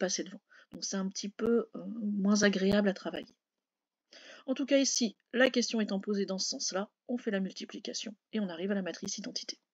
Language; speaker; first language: French; native; French